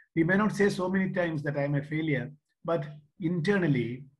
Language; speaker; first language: English; non-native, local second language; Malayalam